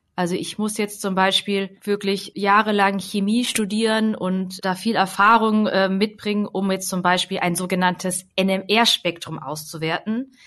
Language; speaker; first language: German; native; German